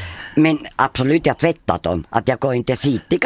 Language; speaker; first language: Swedish; non-native, fluent; Finnish